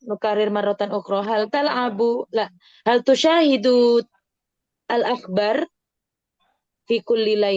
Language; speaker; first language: Arabic; non-native, fluent; Indonesian